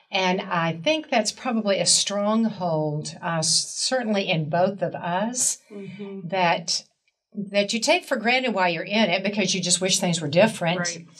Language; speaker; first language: English; native; English